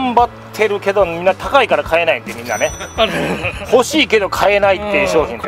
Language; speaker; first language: Japanese; native; Japanese